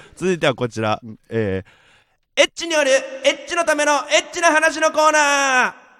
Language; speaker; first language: Japanese; native; Japanese